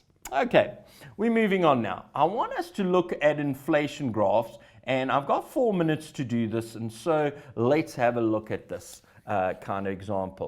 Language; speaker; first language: English; native; English